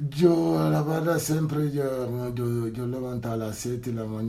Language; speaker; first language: Spanish; non-native, learner; Wolof